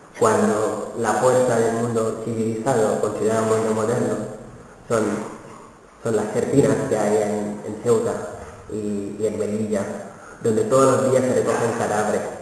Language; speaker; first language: Spanish; non-native, fluent; Wolof